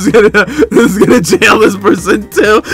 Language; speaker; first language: English; native; English